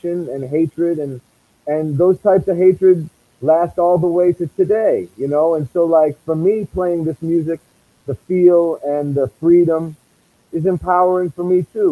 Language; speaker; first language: English; native; English